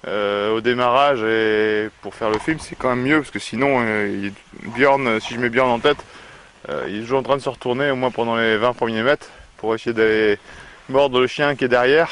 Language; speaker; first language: French; native; French